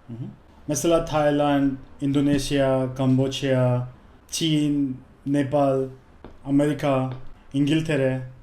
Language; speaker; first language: Turkish; non-native, fluent; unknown